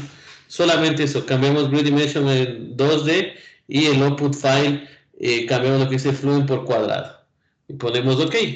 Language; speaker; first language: Spanish; native; Spanish